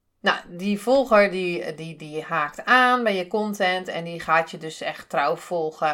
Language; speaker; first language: Dutch; native; Dutch